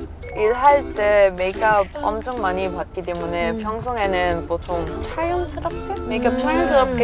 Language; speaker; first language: Korean; non-native, learner; German